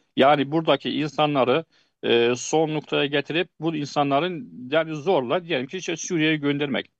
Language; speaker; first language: Turkish; non-native, fluent; Arabic